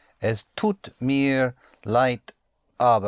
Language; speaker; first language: German; non-native, learner; English